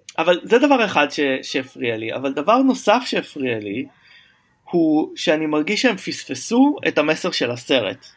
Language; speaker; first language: Hebrew; native; Hebrew